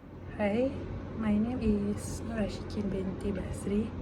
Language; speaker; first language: English; non-native, local second language; Malay